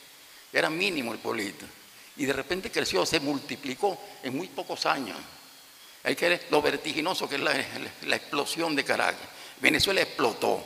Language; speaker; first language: Spanish; native; Spanish